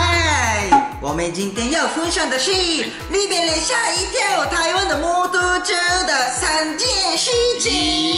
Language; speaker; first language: Chinese; non-native, fluent; Japanese